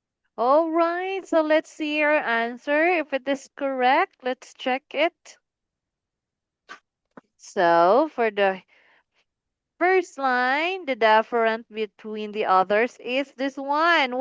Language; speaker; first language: English; non-native, fluent; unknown